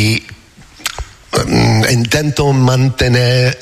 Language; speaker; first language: Spanish; non-native, learner; English